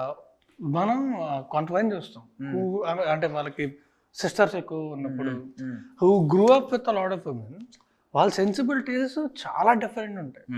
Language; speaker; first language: Telugu; native; Telugu